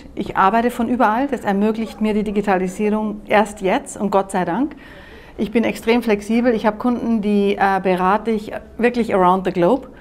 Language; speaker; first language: German; native; German